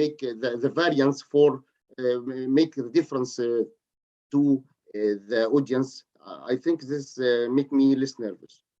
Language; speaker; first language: English; non-native, learner; Arabic